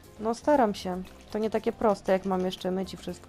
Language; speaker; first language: Polish; native; Polish